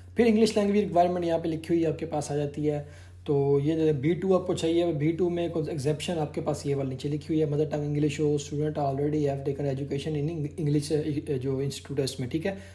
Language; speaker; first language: Urdu; non-native, local second language; Punjabi